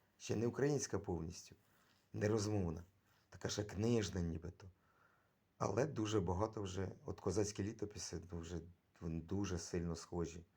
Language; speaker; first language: Ukrainian; native; Ukrainian